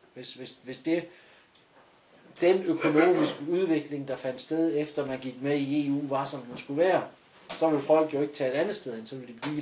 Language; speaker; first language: Danish; native; Danish